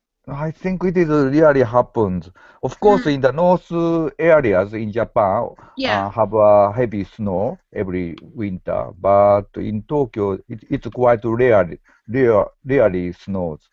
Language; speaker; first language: English; non-native, learner; Japanese